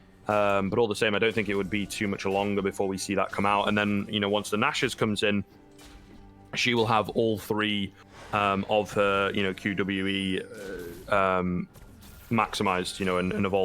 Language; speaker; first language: English; native; English